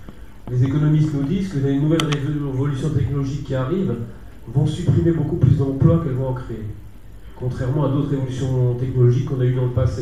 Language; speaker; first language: French; native; French